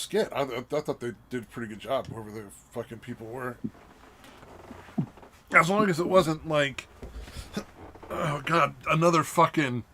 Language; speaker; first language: English; native; English